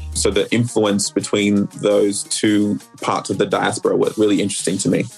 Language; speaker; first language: English; native; English